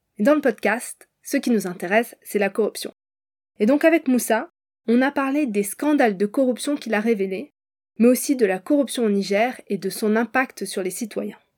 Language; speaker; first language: French; native; French